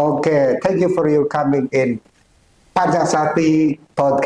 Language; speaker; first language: English; non-native, learner; Indonesian